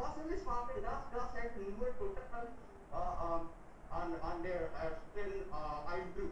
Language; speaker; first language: German; non-native, learner; Hindi